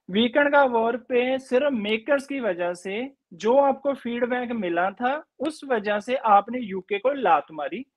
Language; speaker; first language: Hindi; native; Hindi